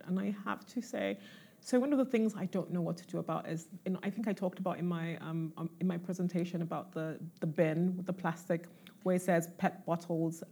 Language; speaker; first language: English; non-native, local second language; Igbo